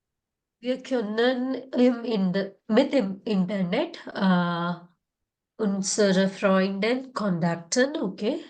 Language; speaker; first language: German; non-native, fluent; Malayalam